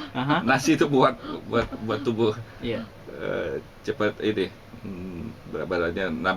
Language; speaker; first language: Indonesian; non-native, local second language; Javanese